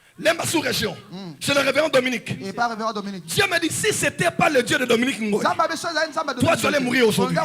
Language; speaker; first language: French; non-native, local second language; Lingala